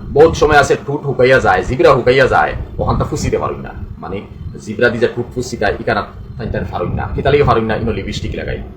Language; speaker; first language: Bangla; native; Bangla